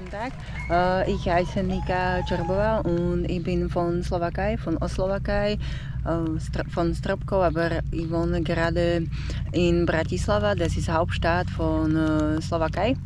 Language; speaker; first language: German; non-native, learner; Slovak